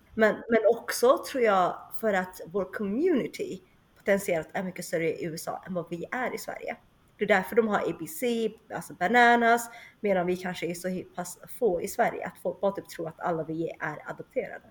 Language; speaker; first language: Swedish; early bilingual, other home language; Chinese